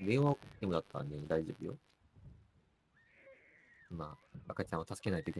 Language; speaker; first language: Japanese; native; Japanese